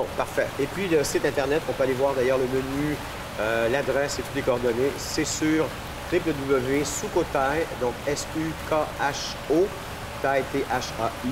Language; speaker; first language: French; native; French